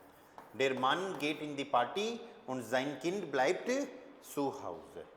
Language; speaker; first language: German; non-native, fluent; Hindi